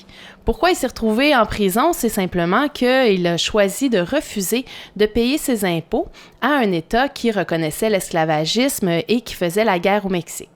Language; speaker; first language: French; native; French